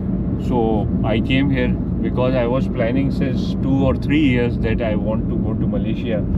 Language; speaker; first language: English; non-native, local second language; Urdu